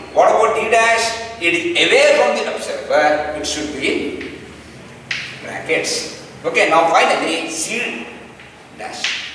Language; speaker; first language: English; non-native, local second language; Kannada